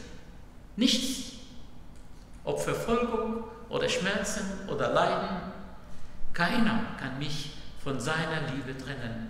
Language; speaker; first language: German; non-native, fluent; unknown